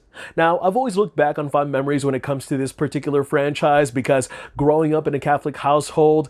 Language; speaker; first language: English; native; English